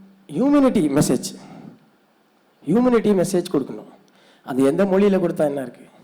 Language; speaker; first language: Tamil; non-native, learner; Urdu